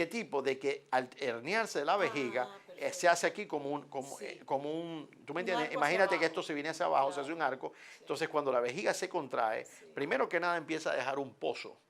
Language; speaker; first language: Spanish; native; Spanish